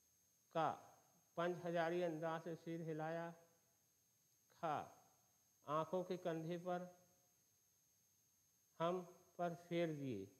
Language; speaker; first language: Hindi; native; Hindi